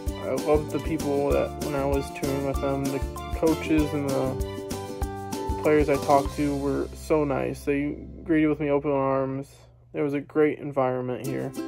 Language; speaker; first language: English; native; English